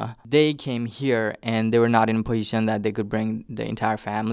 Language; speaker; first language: English; non-native, local second language; Nepali